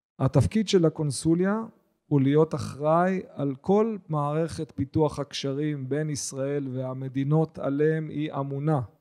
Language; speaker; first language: Hebrew; native; Hebrew